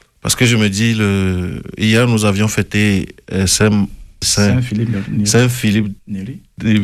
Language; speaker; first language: French; non-native, local second language; Ewe